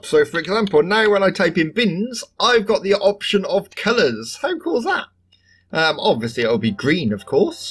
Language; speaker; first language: English; native; English